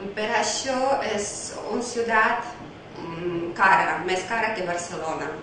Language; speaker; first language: Catalan; non-native, learner; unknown